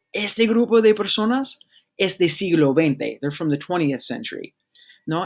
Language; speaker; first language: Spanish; non-native, fluent; English